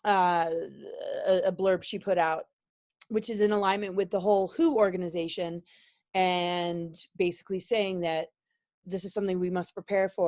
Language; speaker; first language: English; native; English